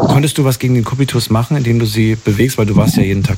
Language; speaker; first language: German; native; German